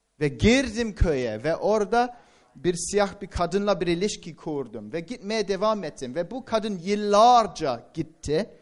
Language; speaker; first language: Turkish; non-native, fluent; English